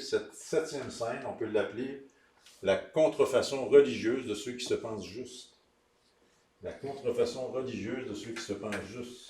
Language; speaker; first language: French; native; French